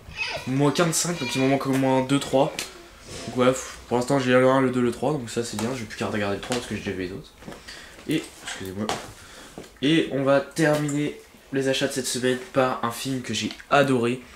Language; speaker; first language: French; native; French